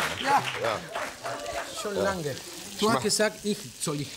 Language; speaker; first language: German; non-native, fluent; Spanish